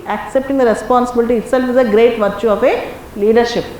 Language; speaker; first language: English; non-native, local second language; Telugu